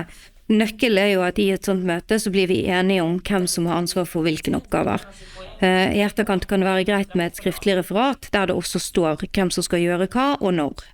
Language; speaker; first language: Norwegian; native; Norwegian